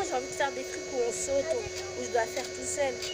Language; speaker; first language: French; native; French